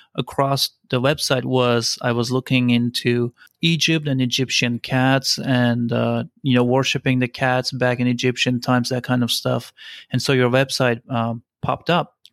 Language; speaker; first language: English; non-native, fluent; Turkish